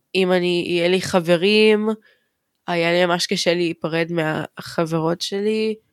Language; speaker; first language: Hebrew; early bilingual, other home language; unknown